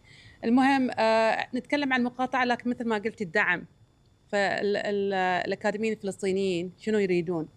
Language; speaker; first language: Arabic; native; Arabic